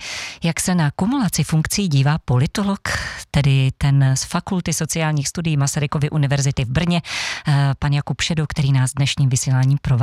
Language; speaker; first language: Czech; native; Czech